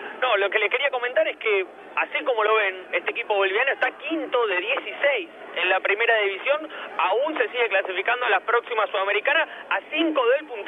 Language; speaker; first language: Spanish; native; Spanish